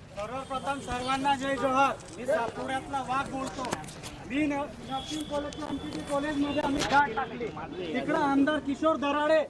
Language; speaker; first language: Marathi; non-native, local second language; Bhili